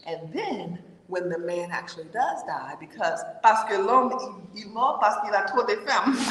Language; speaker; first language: French; non-native, learner; English